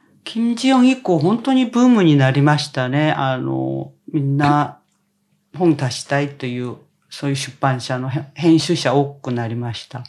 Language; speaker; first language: Japanese; non-native, fluent; Korean